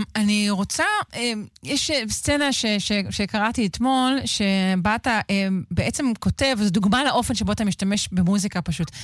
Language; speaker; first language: Hebrew; native; Hebrew